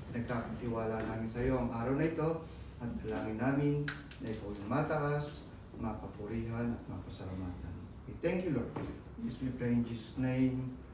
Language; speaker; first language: Filipino; native; Filipino